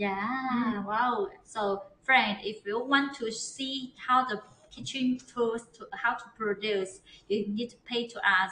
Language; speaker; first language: English; non-native, learner; Chinese